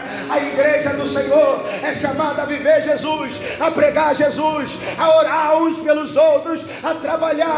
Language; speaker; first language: Portuguese; native; Portuguese